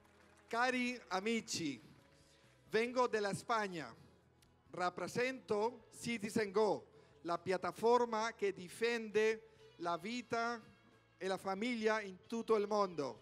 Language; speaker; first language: Italian; non-native, fluent; Spanish